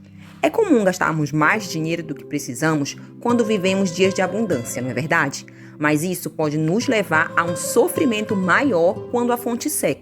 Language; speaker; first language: Portuguese; native; Portuguese